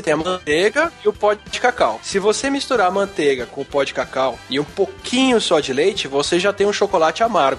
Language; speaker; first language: Portuguese; native; Portuguese